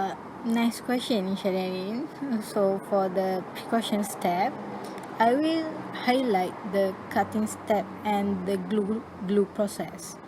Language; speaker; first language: English; non-native, local second language; Malay